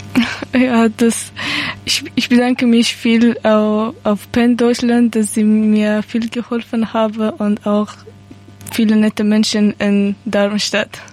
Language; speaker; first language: German; non-native, learner; Persian